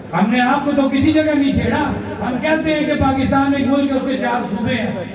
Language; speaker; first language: Urdu; non-native, local second language; Pahari-Potwari